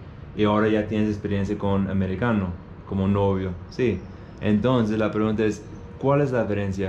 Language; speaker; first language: Spanish; non-native, learner; English